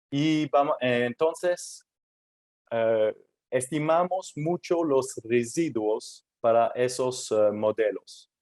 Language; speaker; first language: Spanish; non-native, fluent; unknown